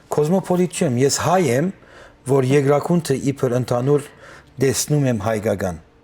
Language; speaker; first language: Armenian; early bilingual, heritage; Armenian